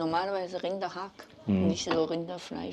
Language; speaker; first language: German; non-native, learner; Chinese